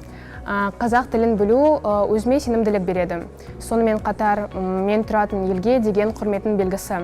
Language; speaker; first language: Kazakh; non-native, local second language; Russian